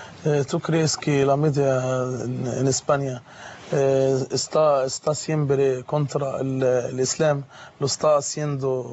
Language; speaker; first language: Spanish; non-native, fluent; Arabic